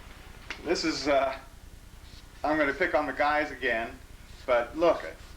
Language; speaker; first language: English; native; English